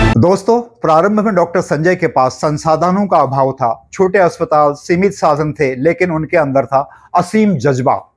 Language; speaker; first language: Hindi; native; Hindi